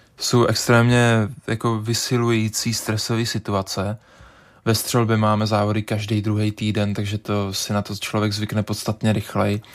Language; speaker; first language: Czech; native; Czech